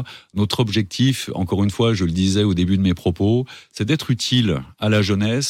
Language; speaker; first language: French; native; French